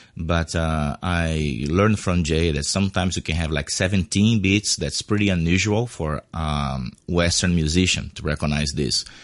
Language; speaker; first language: English; non-native, fluent; Portuguese